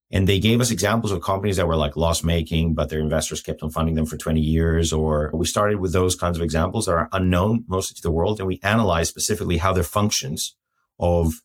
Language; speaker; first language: English; non-native, fluent; Greek